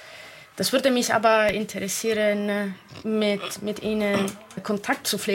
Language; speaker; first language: German; non-native, fluent; Italian